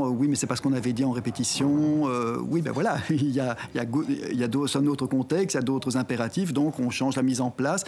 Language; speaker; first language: French; native; French